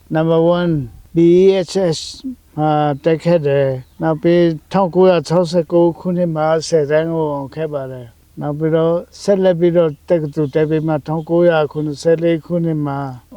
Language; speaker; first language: Burmese; non-native, local second language; Hakha Chin